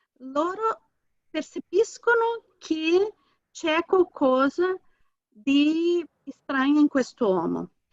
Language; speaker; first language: Italian; non-native, fluent; Portuguese